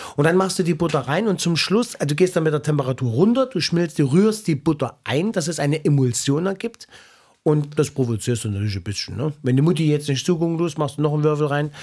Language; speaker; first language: German; native; German